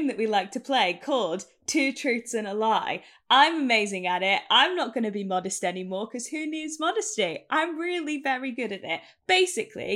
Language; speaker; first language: English; native; English